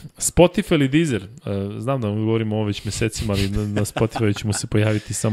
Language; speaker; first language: Serbian; native; Serbian